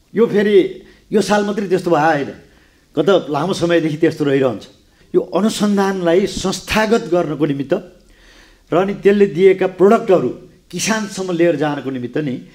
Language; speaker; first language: Nepali; native; Nepali